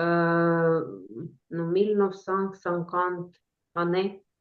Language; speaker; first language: French; non-native, learner; Ukrainian